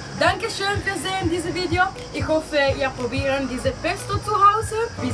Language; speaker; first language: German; non-native, learner; Italian